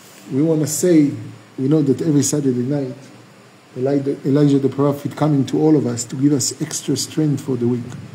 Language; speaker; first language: English; non-native, fluent; Hebrew